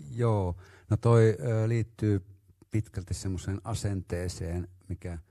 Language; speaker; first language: Finnish; native; Finnish